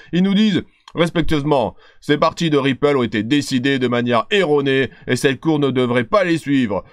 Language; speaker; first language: French; native; French